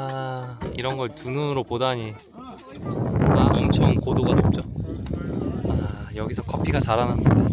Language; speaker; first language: Korean; native; Korean